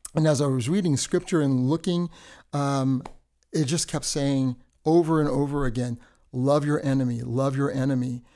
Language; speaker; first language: English; native; English